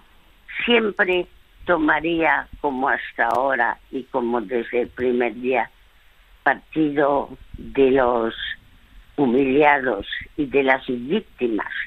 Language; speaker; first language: Spanish; early bilingual, other home language; French